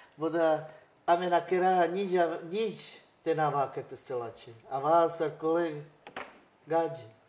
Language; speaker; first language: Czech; non-native, local second language; Romany